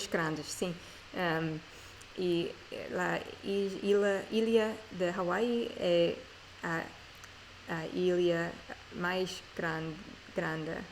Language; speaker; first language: Portuguese; non-native, learner; English